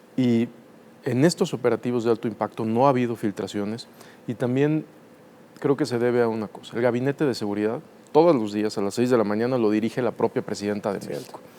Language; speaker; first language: Spanish; native; Spanish